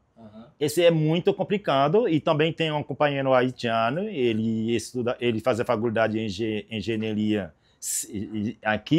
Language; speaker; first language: Portuguese; non-native, learner; Haitian Creole